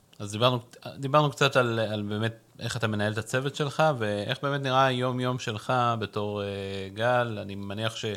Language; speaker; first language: Hebrew; native; Hebrew